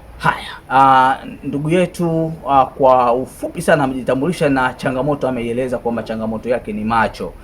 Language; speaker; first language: Swahili; native; Swahili